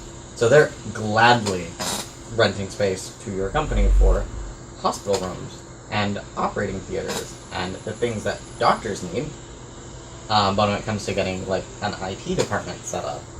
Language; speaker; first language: English; native; English